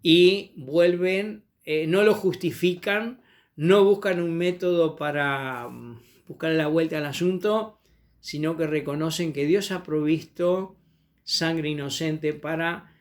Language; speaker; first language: Spanish; native; Spanish